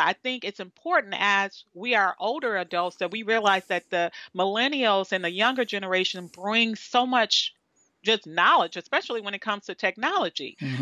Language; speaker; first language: English; native; English